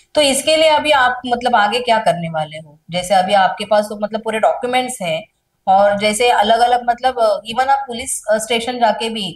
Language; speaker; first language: Hindi; non-native, local second language; Marathi